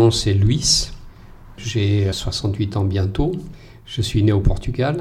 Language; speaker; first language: French; non-native, fluent; Portuguese